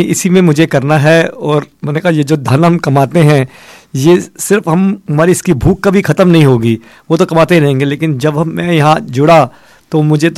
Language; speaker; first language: Hindi; native; Hindi